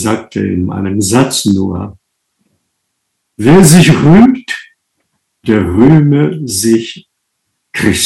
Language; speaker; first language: German; non-native, fluent; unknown